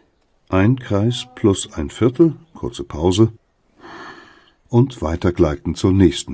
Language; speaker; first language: German; native; German